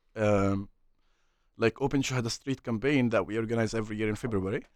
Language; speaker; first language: English; non-native, fluent; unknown